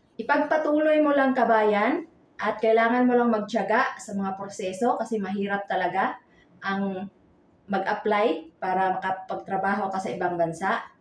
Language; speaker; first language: Filipino; non-native, local second language; Cebuano